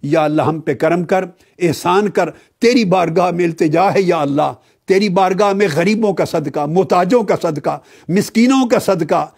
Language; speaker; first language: Urdu; native; Urdu